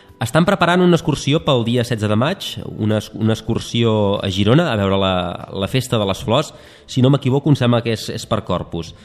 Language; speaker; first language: Catalan; native; Catalan